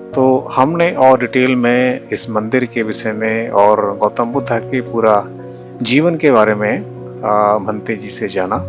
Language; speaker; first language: Hindi; native; Hindi